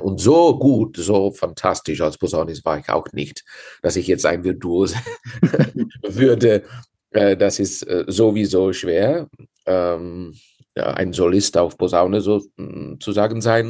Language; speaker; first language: German; non-native, fluent; Czech